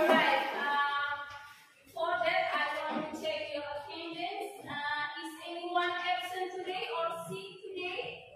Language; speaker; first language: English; non-native, fluent; Indonesian